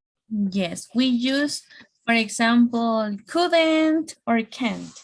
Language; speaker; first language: English; non-native, fluent; Spanish